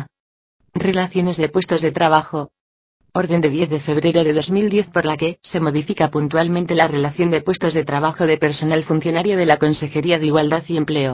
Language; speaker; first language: Spanish; native; Spanish